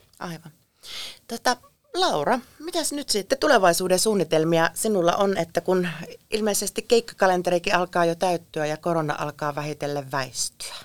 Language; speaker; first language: Finnish; native; Finnish